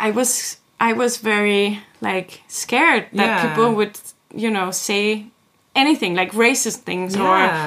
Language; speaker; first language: English; non-native, fluent; Kalaallisut